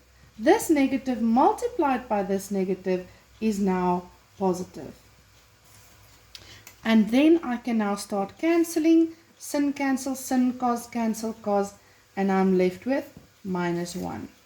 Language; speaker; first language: English; non-native, local second language; Afrikaans